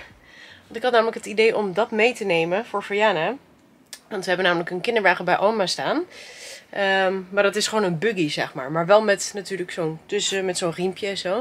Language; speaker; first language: Dutch; native; Dutch